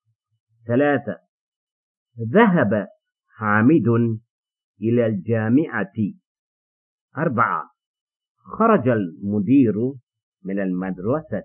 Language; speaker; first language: Arabic; non-native, fluent; English